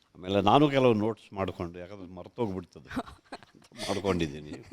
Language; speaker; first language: Kannada; non-native, local second language; Konkani